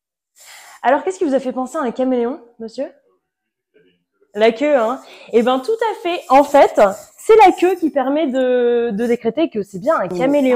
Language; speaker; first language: French; native; French